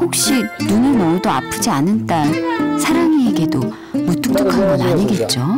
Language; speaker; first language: Korean; native; Korean